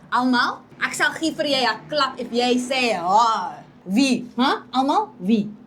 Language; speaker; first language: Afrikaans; non-native, local second language; English